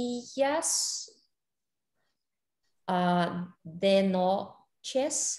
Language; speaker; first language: Spanish; non-native, learner; English